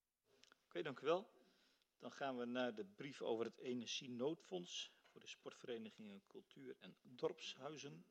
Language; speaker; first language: Dutch; native; Dutch